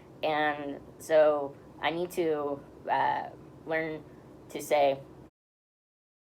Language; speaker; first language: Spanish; non-native, learner; English